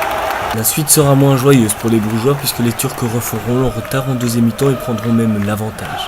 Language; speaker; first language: French; native; French